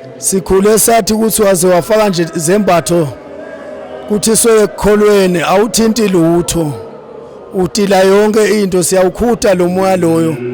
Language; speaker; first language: Zulu; non-native, local second language; Swati